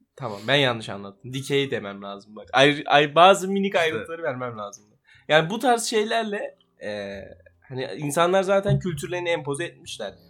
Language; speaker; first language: Turkish; native; Turkish